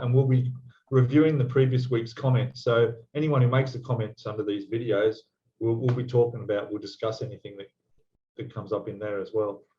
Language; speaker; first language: English; native; English